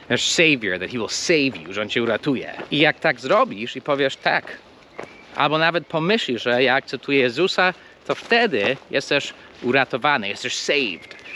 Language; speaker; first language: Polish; non-native, fluent; English